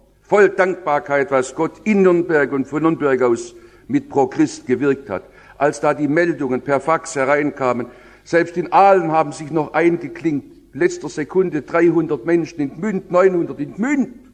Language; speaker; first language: German; native; German